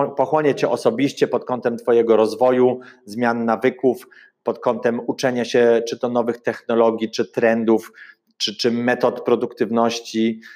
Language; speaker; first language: Polish; early bilingual, heritage; Polish